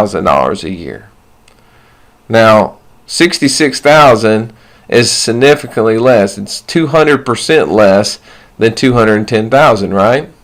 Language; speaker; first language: English; native; English